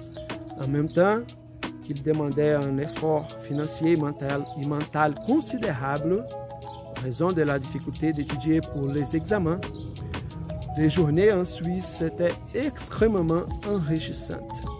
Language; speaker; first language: French; non-native, fluent; Portuguese